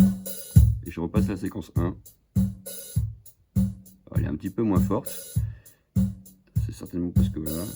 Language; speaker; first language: French; native; French